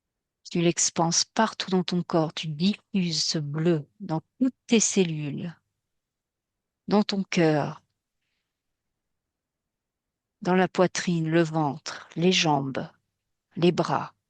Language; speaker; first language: French; native; French